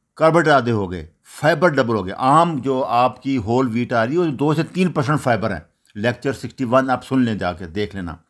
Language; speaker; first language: Urdu; non-native, local second language; Punjabi